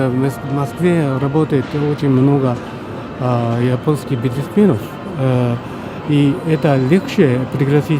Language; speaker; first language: Russian; non-native, fluent; Japanese